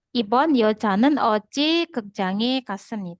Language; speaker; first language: Korean; non-native, fluent; Indonesian